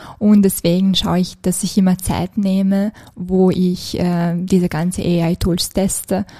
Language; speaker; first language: German; non-native, fluent; Serbian